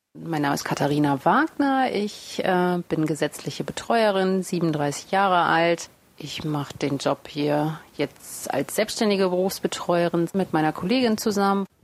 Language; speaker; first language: German; early bilingual, other home language; Russian